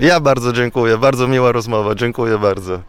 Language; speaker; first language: Polish; non-native, fluent; Italian